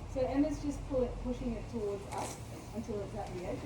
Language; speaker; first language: English; native; English